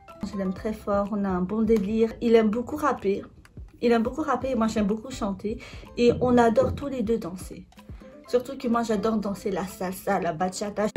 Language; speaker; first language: French; native; French